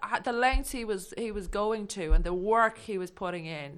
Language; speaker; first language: English; native; English